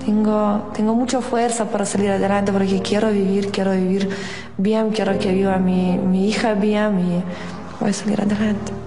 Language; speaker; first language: Spanish; non-native, learner; Lithuanian